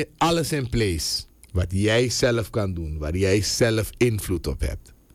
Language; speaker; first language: Dutch; native; Dutch